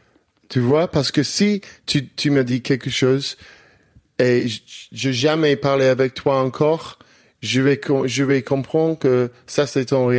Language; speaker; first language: French; non-native, learner; English